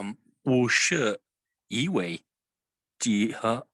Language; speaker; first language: Chinese; non-native, learner; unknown